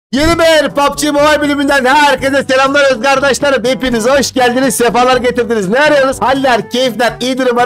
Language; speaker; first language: Turkish; native; Turkish